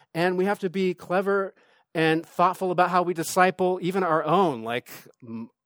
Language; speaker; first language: English; native; English